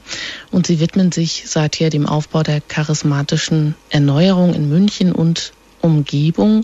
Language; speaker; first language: German; native; German